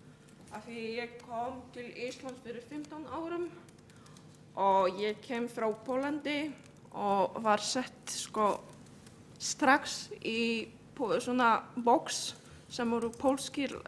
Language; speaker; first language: Icelandic; non-native, fluent; Polish